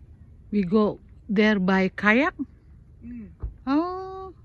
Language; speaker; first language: English; non-native, learner; Indonesian